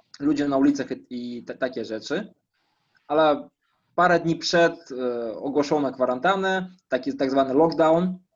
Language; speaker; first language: Polish; non-native, fluent; Russian